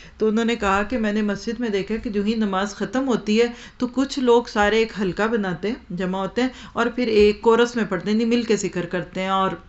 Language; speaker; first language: Urdu; non-native, local second language; Punjabi